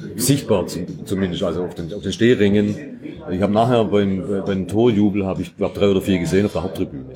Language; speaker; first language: German; native; German